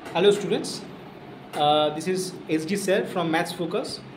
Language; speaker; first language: Hindi; non-native, local second language; Bangla